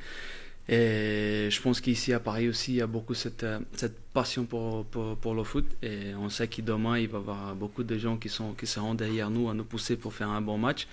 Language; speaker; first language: French; non-native, fluent; Portuguese